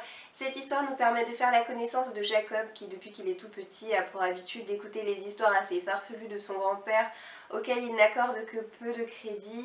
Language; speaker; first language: French; native; French